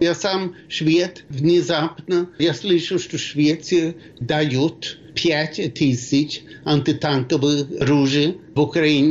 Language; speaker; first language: Russian; non-native, fluent; Swedish